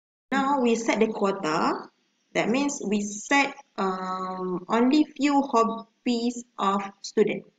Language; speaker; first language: English; non-native, local second language; Malay